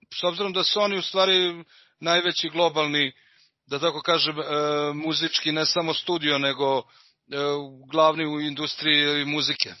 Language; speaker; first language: Serbian; native; Serbian